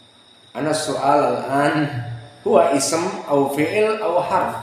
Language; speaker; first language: Arabic; non-native, fluent; Indonesian